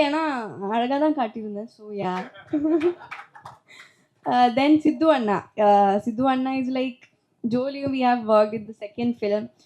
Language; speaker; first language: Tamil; non-native, learner; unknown